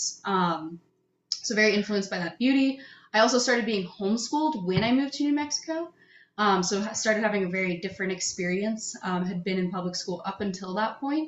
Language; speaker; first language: English; native; English